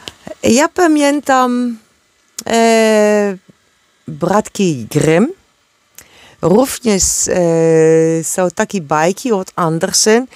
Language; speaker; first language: Polish; non-native, learner; Dutch